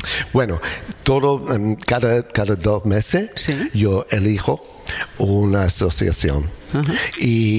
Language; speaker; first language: Spanish; non-native, learner; English